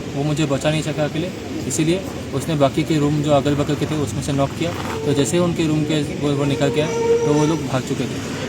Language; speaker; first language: Hindi; non-native, local second language; Assamese